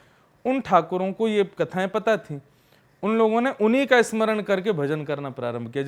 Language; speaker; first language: Hindi; native; Hindi